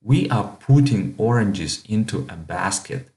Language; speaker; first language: English; non-native, fluent; Russian